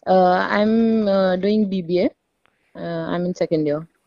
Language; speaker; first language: English; non-native, local second language; Hindi